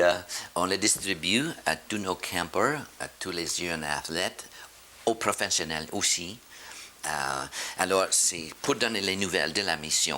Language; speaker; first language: French; non-native, learner; English